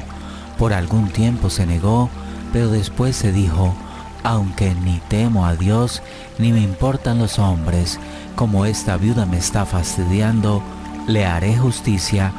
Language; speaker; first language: Spanish; native; Spanish